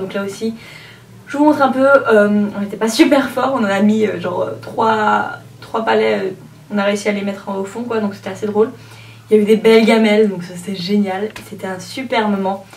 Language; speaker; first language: French; native; French